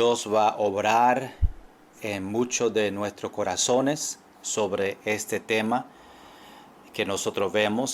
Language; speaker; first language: Spanish; non-native, fluent; English